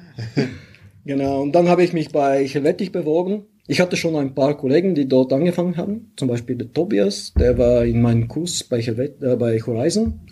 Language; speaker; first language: German; non-native, fluent; Bulgarian